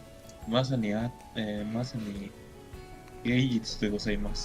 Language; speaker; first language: Japanese; non-native, fluent; Spanish